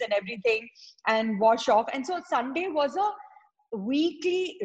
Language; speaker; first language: English; non-native, local second language; Tamil